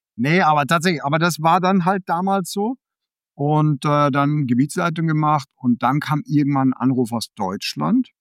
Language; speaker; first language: German; early bilingual, other home language; Danish